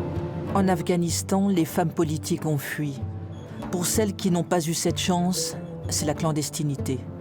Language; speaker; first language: French; native; French